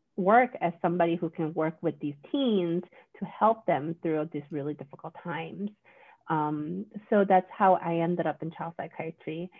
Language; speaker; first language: English; non-native, fluent; Korean